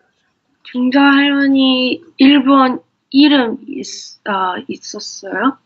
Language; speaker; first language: Korean; non-native, learner; English